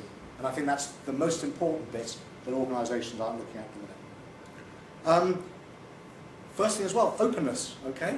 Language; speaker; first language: English; native; English